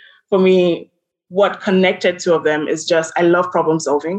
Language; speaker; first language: English; non-native, local second language; Yoruba